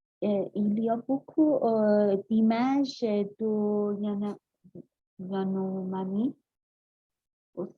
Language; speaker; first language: French; non-native, learner; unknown